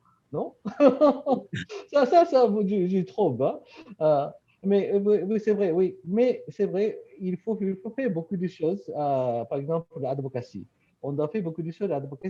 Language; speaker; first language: French; non-native, fluent; Japanese